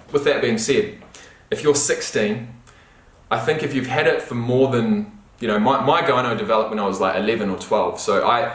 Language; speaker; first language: English; native; English